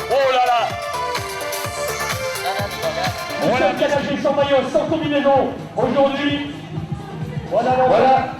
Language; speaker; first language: French; native; French